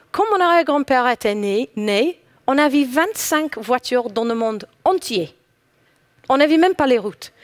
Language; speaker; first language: French; non-native, fluent; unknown